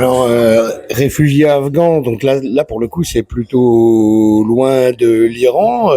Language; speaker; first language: French; native; French